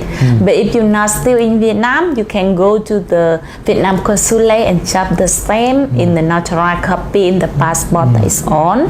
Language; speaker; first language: English; non-native, learner; Vietnamese